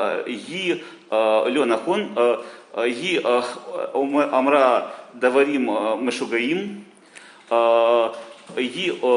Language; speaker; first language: Hebrew; non-native, learner; Russian